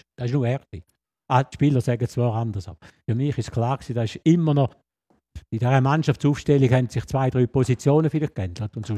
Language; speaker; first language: German; native; German